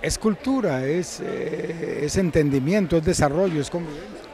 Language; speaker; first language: Spanish; native; Spanish